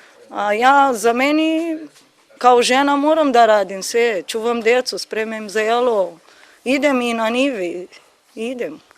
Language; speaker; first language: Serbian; non-native, learner; Romanian